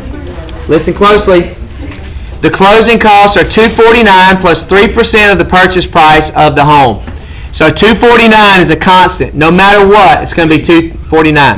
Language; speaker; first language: English; native; English